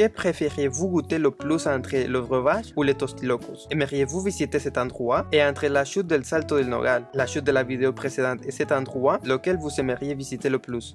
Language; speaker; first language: French; non-native, fluent; Spanish